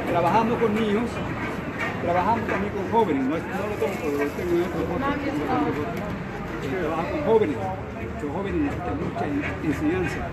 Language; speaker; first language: Spanish; non-native, local second language; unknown